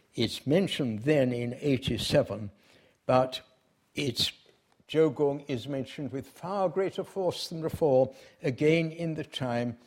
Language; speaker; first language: English; native; English